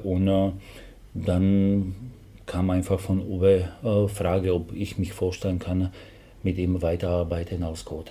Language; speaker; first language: German; non-native, fluent; Slovak